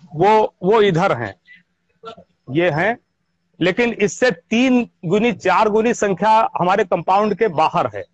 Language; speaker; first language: Hindi; native; Hindi